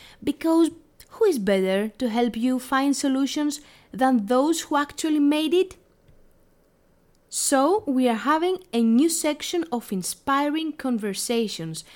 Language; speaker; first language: English; non-native, fluent; Greek